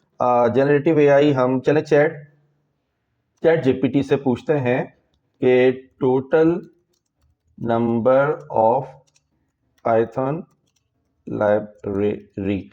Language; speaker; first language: Urdu; native; Urdu